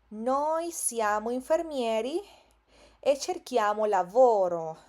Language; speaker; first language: Italian; non-native, fluent; Spanish